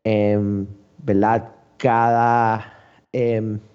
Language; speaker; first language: Spanish; early bilingual, other home language; English